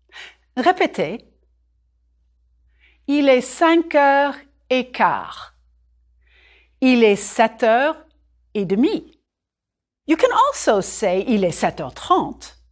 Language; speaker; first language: French; non-native, fluent; English